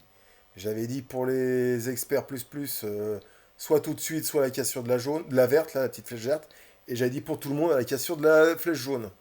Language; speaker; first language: French; native; French